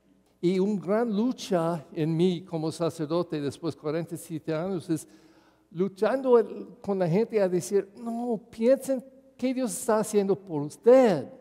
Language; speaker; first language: Spanish; non-native, fluent; English